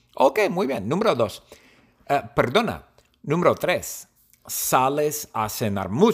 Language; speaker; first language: Spanish; non-native, learner; English